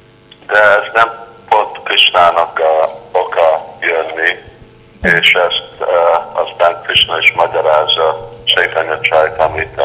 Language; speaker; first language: Hungarian; non-native, fluent; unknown